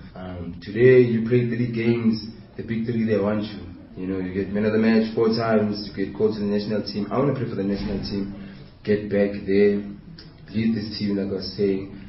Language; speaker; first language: English; non-native, local second language; Southern Sotho